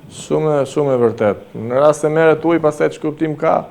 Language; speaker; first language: Albanian; native; Albanian